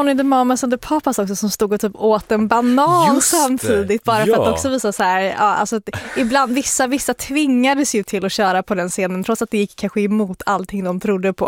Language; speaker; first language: Swedish; native; Swedish